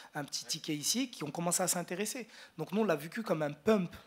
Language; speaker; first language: French; non-native, local second language; Arabic